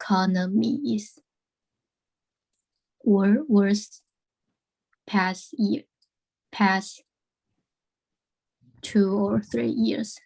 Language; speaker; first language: English; non-native, learner; Chinese